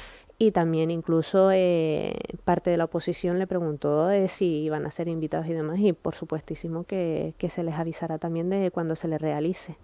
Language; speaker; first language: Spanish; native; Spanish